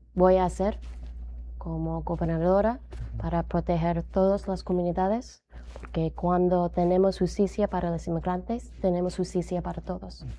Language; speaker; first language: Spanish; non-native, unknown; English